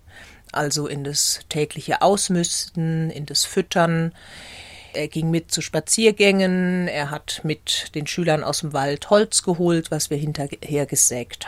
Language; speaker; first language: German; native; German